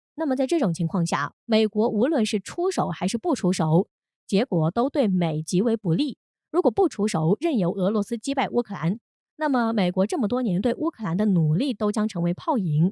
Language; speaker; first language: Chinese; native; Chinese